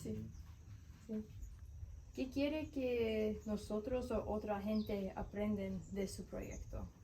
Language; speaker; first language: Spanish; non-native, fluent; English